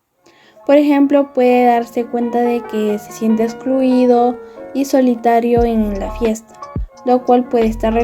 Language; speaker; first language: Spanish; native; Spanish